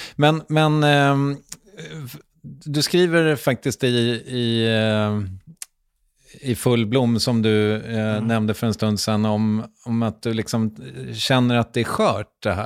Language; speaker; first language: Swedish; native; Swedish